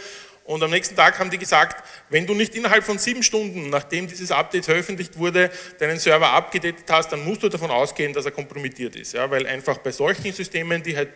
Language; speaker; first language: German; native; German